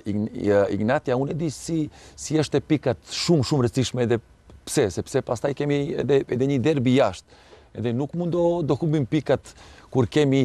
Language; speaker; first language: Albanian; non-native, learner; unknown